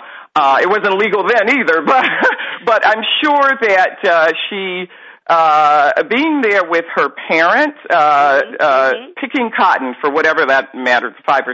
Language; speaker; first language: English; native; English